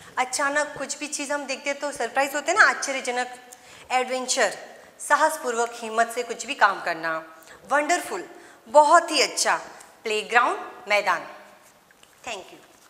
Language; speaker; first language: Hindi; non-native, local second language; Gujarati